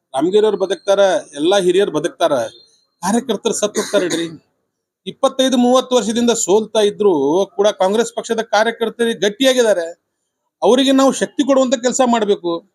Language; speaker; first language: Kannada; non-native, local second language; Urdu